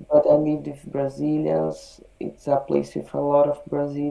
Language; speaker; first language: English; non-native, learner; Portuguese